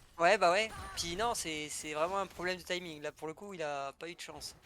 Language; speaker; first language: French; native; French